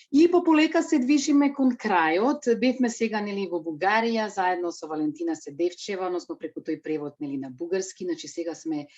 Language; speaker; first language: Macedonian; native; Macedonian